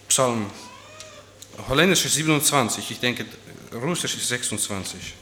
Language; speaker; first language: German; non-native, fluent; Dutch